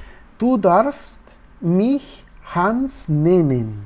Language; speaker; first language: German; non-native, learner; Spanish